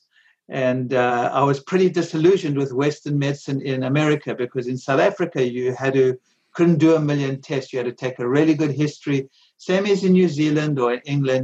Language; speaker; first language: English; native; English